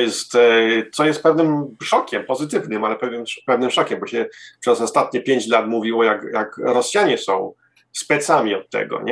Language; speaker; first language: Polish; early bilingual, heritage; Polish